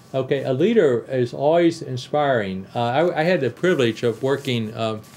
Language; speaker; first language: English; native; English